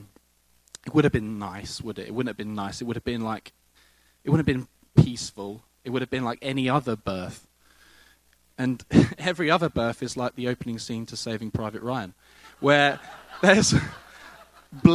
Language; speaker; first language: English; native; English